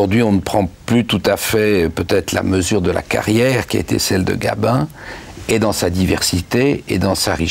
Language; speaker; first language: French; native; French